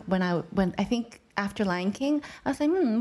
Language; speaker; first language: English; non-native, local second language; Cantonese